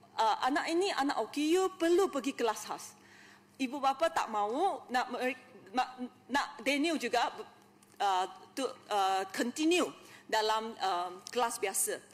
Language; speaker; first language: Malay; non-native, local second language; Chinese